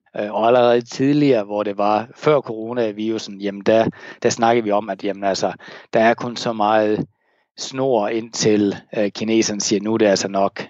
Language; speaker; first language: Danish; native; Danish